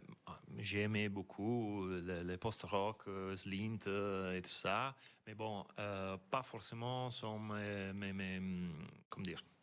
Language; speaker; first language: French; non-native, fluent; Italian